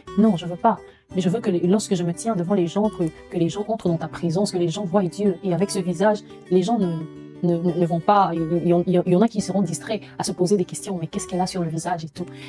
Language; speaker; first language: French; non-native, local second language; Lingala